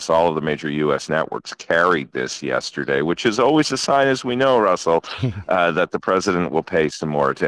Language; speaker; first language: English; native; English